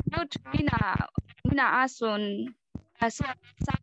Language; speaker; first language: Finnish; non-native, learner; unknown